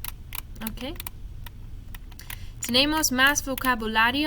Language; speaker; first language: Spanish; non-native, fluent; English